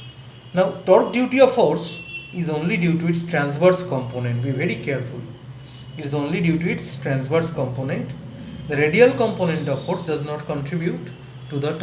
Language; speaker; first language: English; non-native, local second language; Bangla